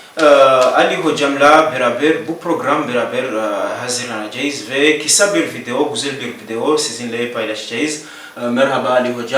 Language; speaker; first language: Turkish; non-native, learner; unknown